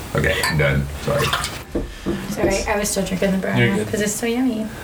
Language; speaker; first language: English; native; English